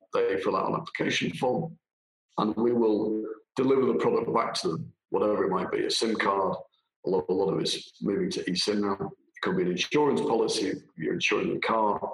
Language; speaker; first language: English; native; English